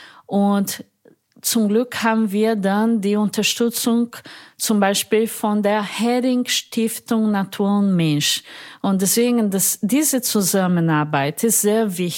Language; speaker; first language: German; non-native, fluent; Portuguese